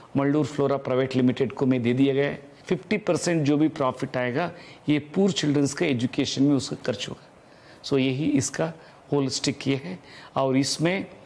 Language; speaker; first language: Hindi; non-native, local second language; Telugu